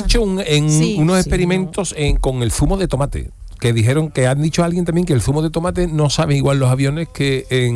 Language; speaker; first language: Spanish; native; Spanish